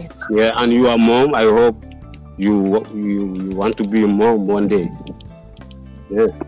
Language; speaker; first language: English; non-native, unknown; Wolof